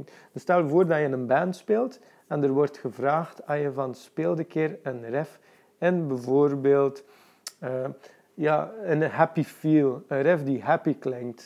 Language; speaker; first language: Dutch; native; Dutch